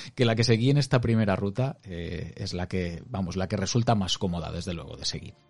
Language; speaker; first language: Spanish; native; Spanish